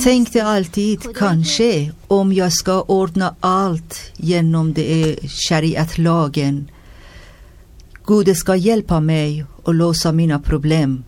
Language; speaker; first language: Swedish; non-native, fluent; Persian